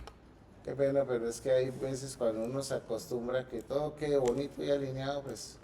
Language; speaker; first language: Spanish; native; Spanish